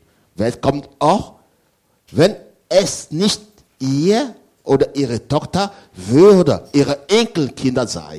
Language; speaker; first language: German; non-native, learner; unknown